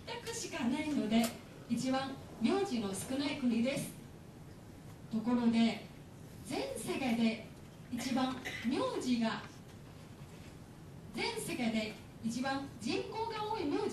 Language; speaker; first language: Japanese; non-native, fluent; Chinese